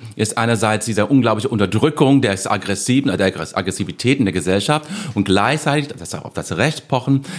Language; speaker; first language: German; non-native, fluent; English